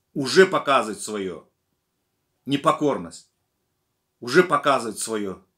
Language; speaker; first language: Russian; non-native, local second language; Turkmen